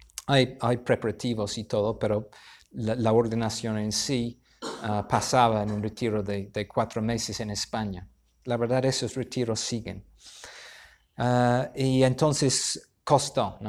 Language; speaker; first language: Spanish; non-native, fluent; English